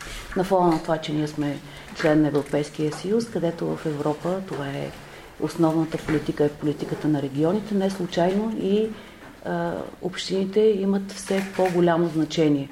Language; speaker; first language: Bulgarian; native; Bulgarian